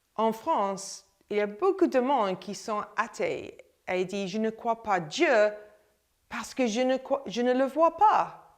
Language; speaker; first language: French; non-native, fluent; English